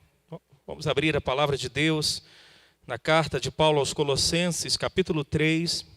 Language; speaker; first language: Portuguese; native; Portuguese